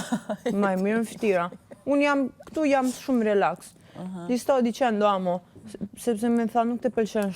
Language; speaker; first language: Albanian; non-native, learner; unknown